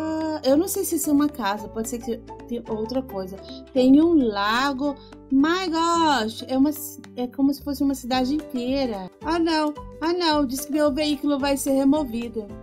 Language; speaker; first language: Portuguese; non-native, fluent; Spanish